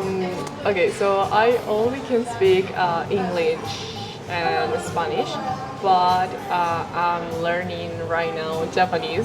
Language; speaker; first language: English; non-native, fluent; Spanish